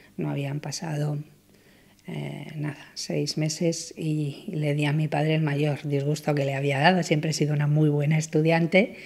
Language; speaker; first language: Spanish; native; Spanish